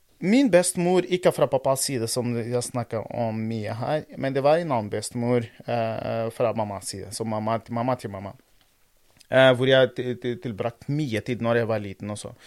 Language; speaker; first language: Norwegian; non-native, fluent; Portuguese